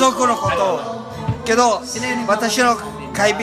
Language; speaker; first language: Japanese; non-native, learner; Filipino